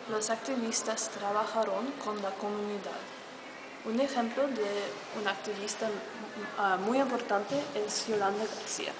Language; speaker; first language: Spanish; non-native, learner; English